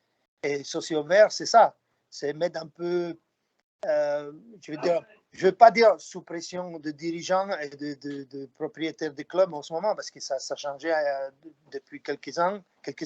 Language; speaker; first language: French; non-native, fluent; Slovak